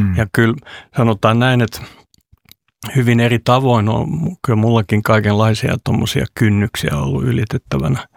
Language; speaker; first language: Finnish; non-native, local second language; Swedish